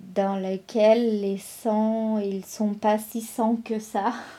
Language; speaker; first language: French; non-native, fluent; Portuguese